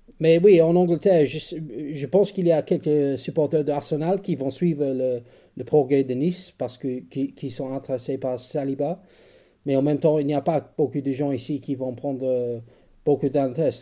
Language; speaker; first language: French; non-native, learner; English